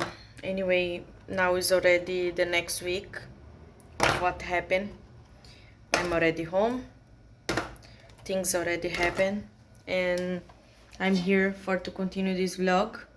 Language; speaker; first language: English; non-native, learner; Portuguese